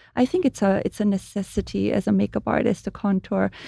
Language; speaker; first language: English; non-native, fluent; German